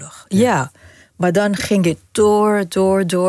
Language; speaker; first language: Dutch; non-native, learner; Arabic